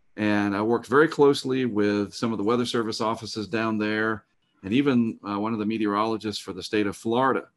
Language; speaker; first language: English; native; English